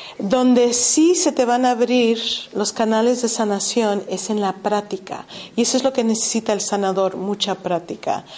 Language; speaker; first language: Spanish; early bilingual, heritage; Spanish